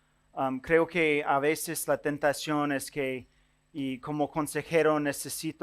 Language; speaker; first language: Spanish; non-native, fluent; English